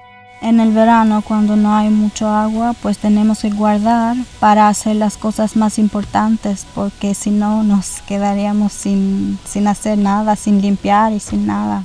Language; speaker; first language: Spanish; non-native, learner; Albanian